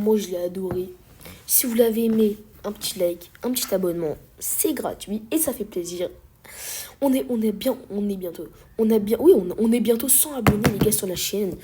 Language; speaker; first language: French; native; French